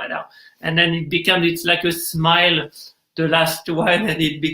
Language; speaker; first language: English; non-native, fluent; French